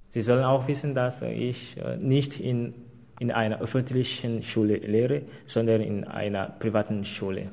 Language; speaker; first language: German; non-native, fluent; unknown